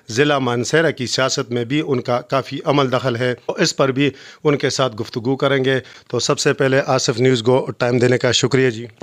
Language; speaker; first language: Urdu; non-native, local second language; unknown